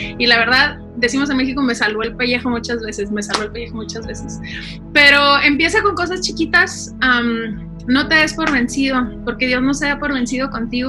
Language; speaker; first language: Spanish; native; Spanish